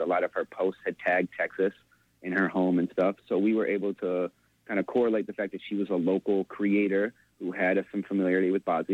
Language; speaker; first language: English; native; English